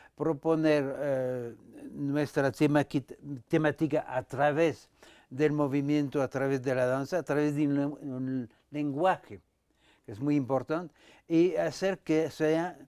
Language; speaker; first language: Spanish; non-native, fluent; French